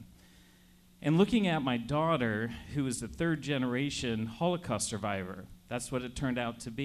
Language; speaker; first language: English; native; English